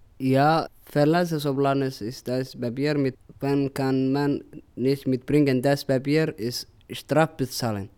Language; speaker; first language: German; non-native, learner; Somali